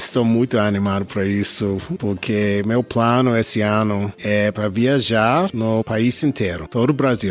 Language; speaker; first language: Portuguese; non-native, learner; English